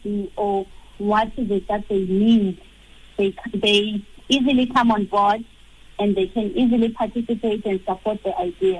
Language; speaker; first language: English; non-native, local second language; Xhosa